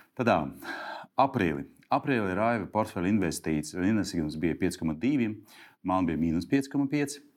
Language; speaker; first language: Latvian; non-native, local second language; Russian